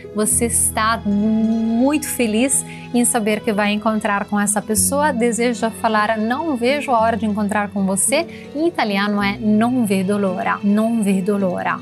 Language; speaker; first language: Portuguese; non-native, fluent; Italian